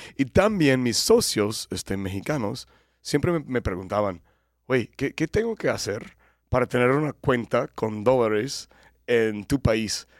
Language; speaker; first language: Spanish; non-native, fluent; English